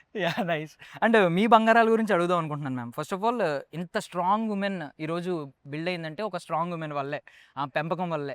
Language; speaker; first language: Telugu; native; Telugu